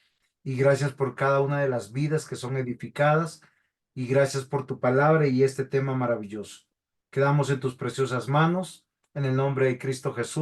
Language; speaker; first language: Spanish; native; Spanish